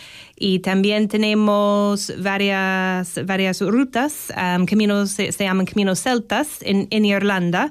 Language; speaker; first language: Spanish; non-native, fluent; English